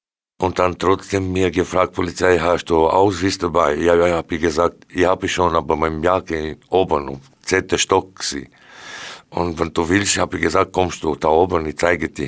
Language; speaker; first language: German; non-native, learner; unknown